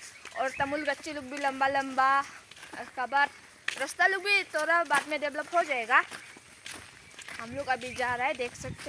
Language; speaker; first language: Hindi; non-native, local second language; Bodo